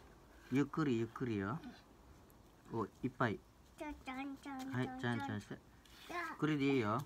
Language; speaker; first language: Japanese; non-native, learner; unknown